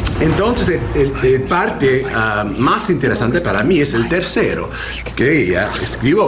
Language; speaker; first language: Spanish; non-native, learner; English